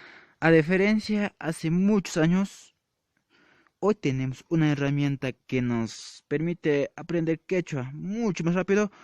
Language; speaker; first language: Spanish; non-native, local second language; Quechua